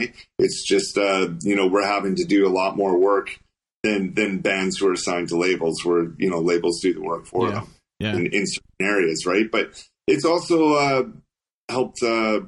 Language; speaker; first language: English; native; English